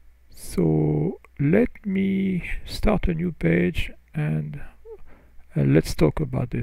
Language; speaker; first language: English; non-native, fluent; French